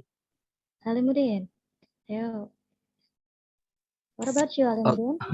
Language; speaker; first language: English; non-native, learner; Indonesian